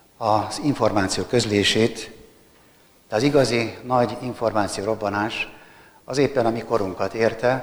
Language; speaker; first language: Hungarian; native; Hungarian